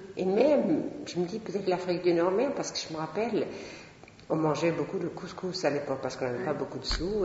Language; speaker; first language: French; non-native, fluent; Swedish